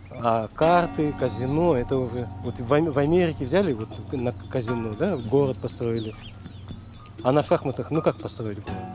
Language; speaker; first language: Russian; native; Russian